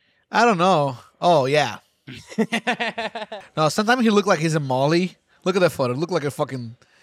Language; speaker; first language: English; non-native, fluent; Portuguese